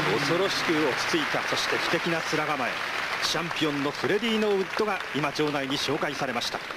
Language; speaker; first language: Japanese; native; Japanese